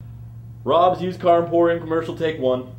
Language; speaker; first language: English; native; English